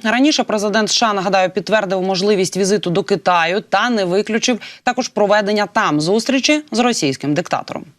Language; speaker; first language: Ukrainian; native; Ukrainian